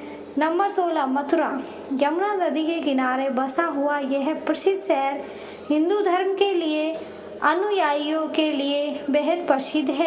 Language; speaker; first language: Hindi; native; Hindi